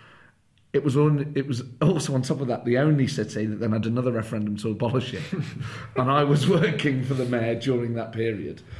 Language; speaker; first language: English; native; English